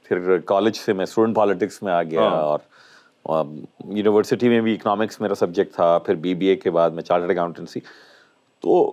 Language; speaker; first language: Urdu; native; Urdu